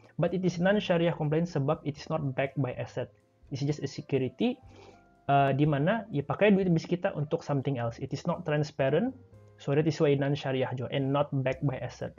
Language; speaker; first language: English; non-native, local second language; Malay